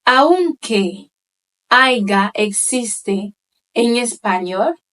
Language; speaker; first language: Spanish; non-native, fluent; Haitian Creole